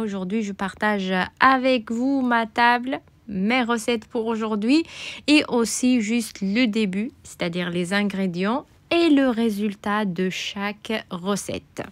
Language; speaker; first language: French; non-native, local second language; Arabic